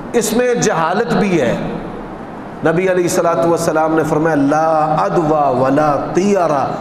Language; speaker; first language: Urdu; non-native, local second language; Punjabi